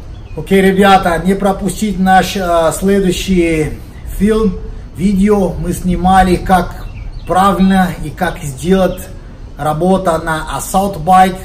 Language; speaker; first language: Russian; non-native, learner; Portuguese